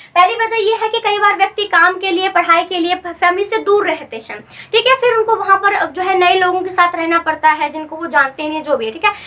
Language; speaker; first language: Hindi; native; Hindi